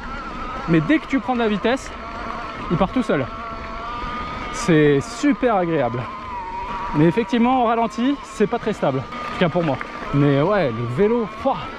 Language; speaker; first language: French; native; French